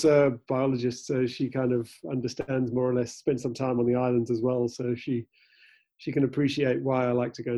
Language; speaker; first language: English; native; English